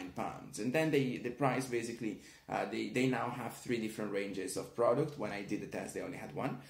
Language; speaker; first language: English; non-native, fluent; Italian